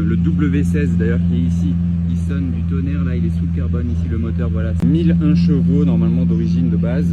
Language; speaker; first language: French; native; French